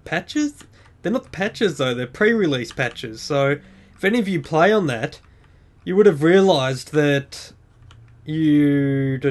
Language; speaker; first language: English; native; English